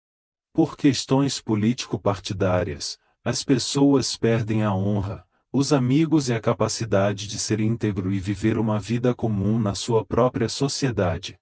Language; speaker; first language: Portuguese; native; Portuguese